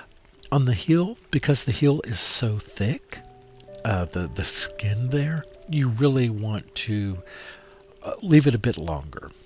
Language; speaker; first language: English; native; English